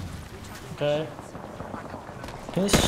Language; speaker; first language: English; non-native, learner; Korean